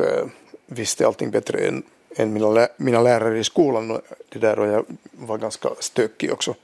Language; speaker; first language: Swedish; non-native, local second language; Finnish